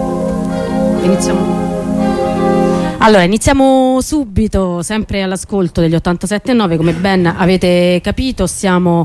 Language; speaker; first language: Italian; native; Italian